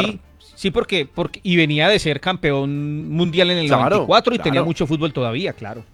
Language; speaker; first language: Spanish; native; Spanish